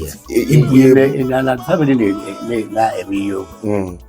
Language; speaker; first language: Igbo; native; Igbo